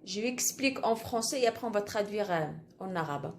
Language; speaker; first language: French; non-native, local second language; Arabic